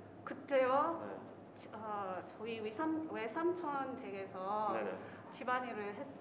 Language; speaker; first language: Korean; non-native, fluent; Filipino